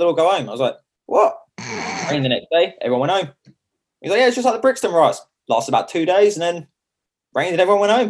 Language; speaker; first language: English; native; English